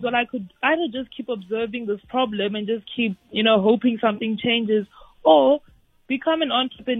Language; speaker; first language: English; non-native, local second language; Venda